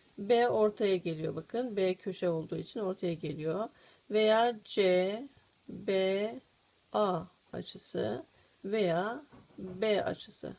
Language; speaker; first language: Turkish; native; Turkish